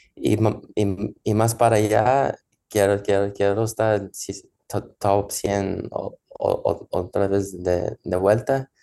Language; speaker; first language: Spanish; early bilingual, heritage; Spanish